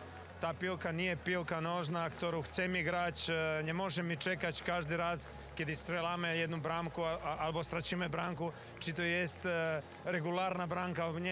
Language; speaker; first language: Polish; non-native, learner; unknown